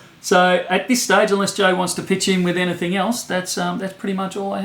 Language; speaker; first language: English; native; English